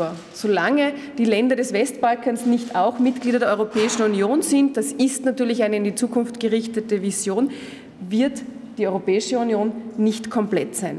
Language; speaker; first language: German; native; German